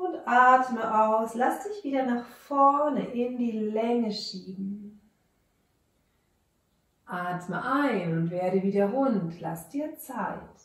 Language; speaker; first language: German; native; German